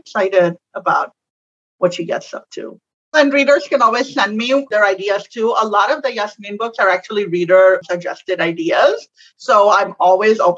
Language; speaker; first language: English; non-native, local second language; Urdu